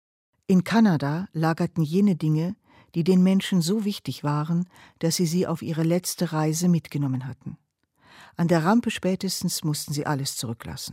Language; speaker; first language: German; native; German